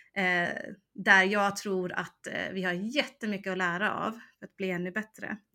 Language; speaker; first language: Swedish; early bilingual, heritage; Swedish